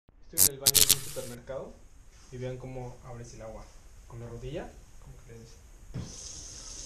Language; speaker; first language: Spanish; native; Spanish